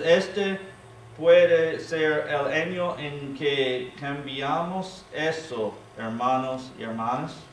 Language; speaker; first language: Spanish; non-native, learner; English